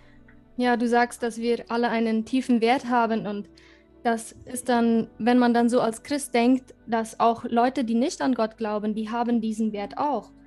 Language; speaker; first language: German; early bilingual, heritage; German